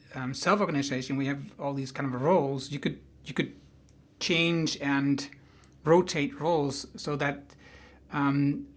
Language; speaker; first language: English; non-native, fluent; Dutch